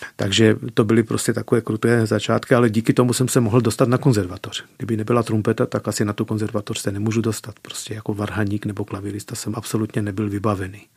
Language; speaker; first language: Czech; early bilingual, heritage; Czech